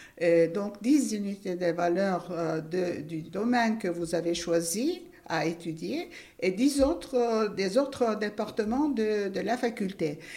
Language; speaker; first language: French; non-native, fluent; Turkish